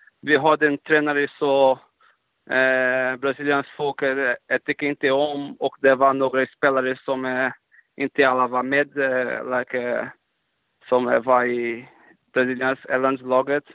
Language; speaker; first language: Swedish; non-native, fluent; Portuguese